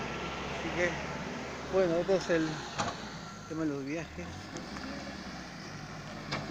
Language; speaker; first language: Spanish; native; Spanish